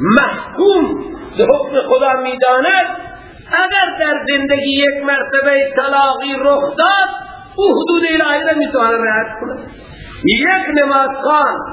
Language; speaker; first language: Persian; non-native, local second language; Baluchi